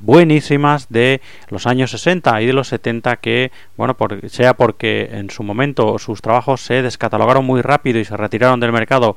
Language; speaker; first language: Spanish; native; Spanish